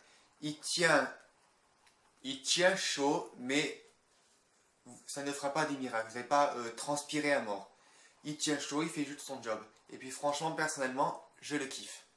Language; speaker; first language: French; native; French